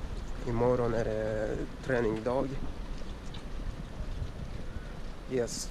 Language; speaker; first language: Swedish; early bilingual, other home language; Russian